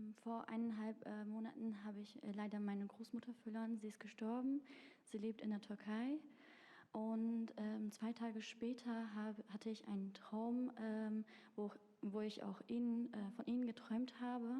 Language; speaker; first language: German; early bilingual, other home language; Turkish